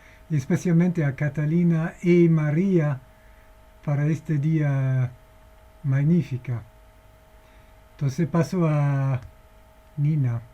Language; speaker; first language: Spanish; non-native, fluent; English